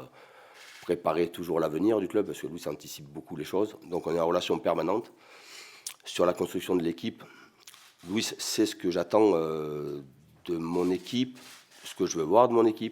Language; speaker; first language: French; native; French